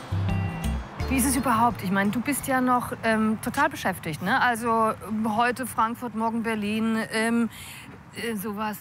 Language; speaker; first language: German; native; German